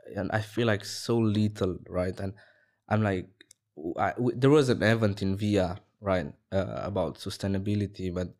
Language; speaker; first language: English; non-native, fluent; Romanian